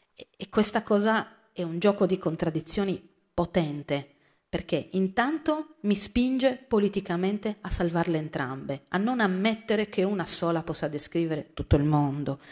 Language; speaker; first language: Italian; native; Italian